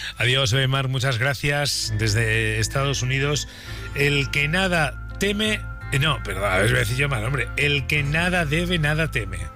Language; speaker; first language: Spanish; native; Spanish